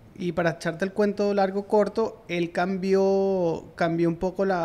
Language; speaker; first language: Spanish; native; Spanish